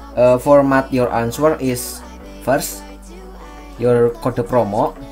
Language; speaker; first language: English; non-native, learner; Indonesian